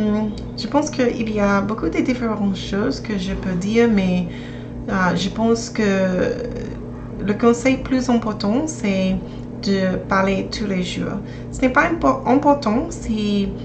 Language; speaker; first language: French; non-native, learner; English